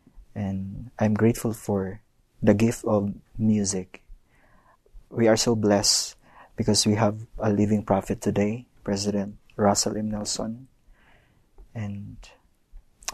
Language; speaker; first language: English; non-native, local second language; Cebuano